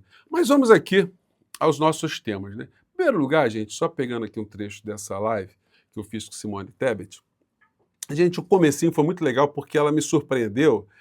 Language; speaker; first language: Portuguese; native; Portuguese